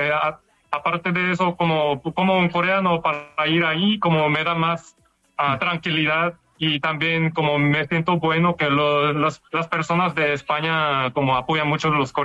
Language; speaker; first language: Spanish; non-native, fluent; Korean